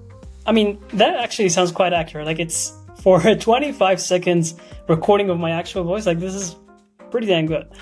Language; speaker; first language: English; non-native, fluent; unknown